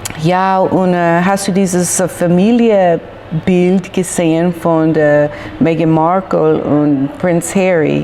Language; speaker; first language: German; non-native, learner; English